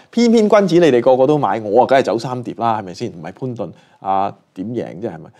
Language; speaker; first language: Chinese; non-native, local second language; Cantonese